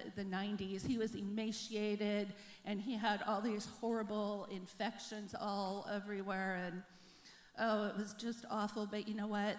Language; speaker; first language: English; native; English